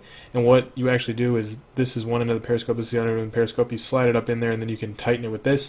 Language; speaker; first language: English; native; English